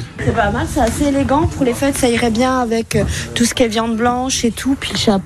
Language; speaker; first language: French; native; French